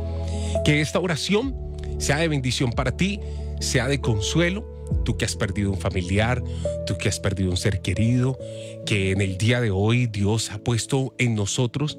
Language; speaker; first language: Spanish; native; Spanish